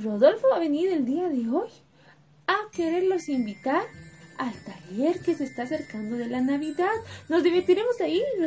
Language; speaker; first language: Spanish; native; Spanish